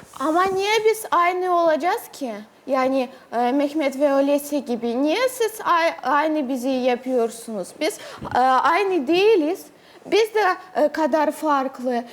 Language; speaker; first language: Turkish; non-native, learner; Russian